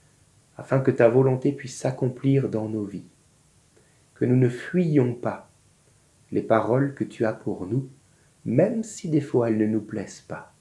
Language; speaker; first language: French; native; French